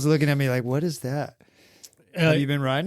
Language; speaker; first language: English; native; English